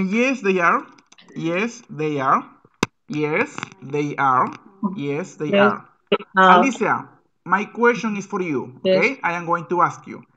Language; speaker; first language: English; non-native, fluent; Spanish